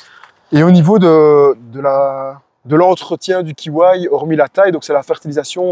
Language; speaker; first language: French; native; French